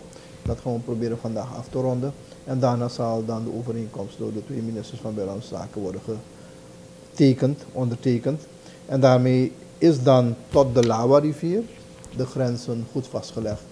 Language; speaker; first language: Dutch; native; Dutch